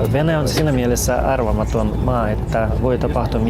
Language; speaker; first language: Finnish; non-native, fluent; Russian